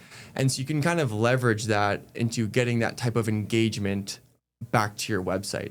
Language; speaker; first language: English; native; English